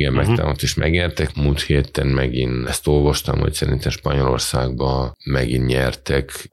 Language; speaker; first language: Hungarian; non-native, fluent; Serbian